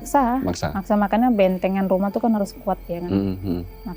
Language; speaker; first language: Indonesian; native; Indonesian